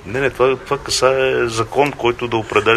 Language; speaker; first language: Bulgarian; native; Bulgarian